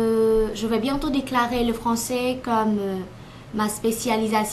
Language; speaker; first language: French; non-native, learner; Vietnamese